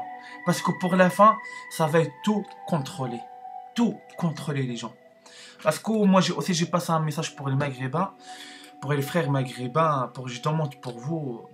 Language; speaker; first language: French; non-native, learner; Arabic